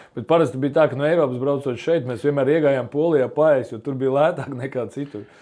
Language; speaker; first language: Latvian; native; Latvian